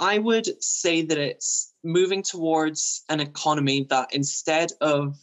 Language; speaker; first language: English; native; English